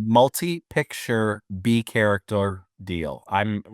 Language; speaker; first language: English; native; English